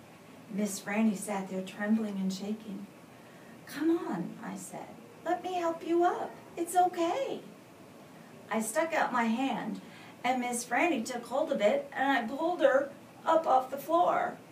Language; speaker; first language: English; native; English